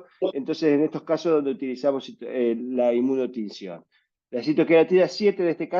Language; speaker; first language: Spanish; native; Spanish